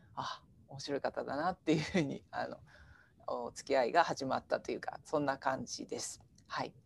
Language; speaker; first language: Japanese; native; Japanese